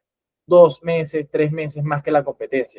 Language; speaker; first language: Spanish; native; Spanish